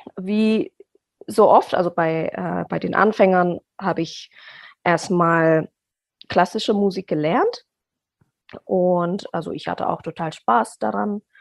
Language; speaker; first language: German; non-native, fluent; Indonesian